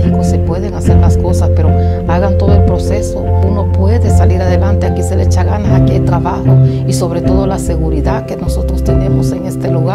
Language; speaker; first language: Spanish; native; Spanish